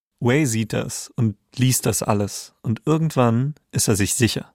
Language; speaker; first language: German; native; German